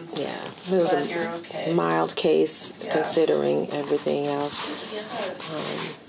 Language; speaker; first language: English; native; English